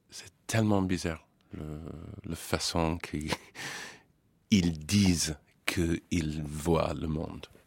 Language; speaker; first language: French; non-native, fluent; English